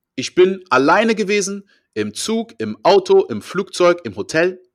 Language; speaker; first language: German; early bilingual, other home language; French